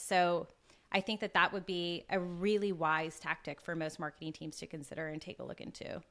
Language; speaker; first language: English; native; English